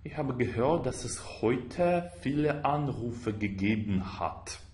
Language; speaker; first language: German; non-native, fluent; Russian